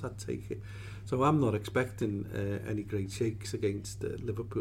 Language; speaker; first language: English; native; English